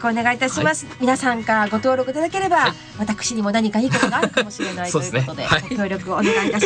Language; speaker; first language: Japanese; native; Japanese